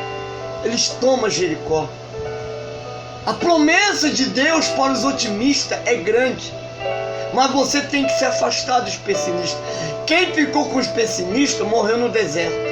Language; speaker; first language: Portuguese; native; Portuguese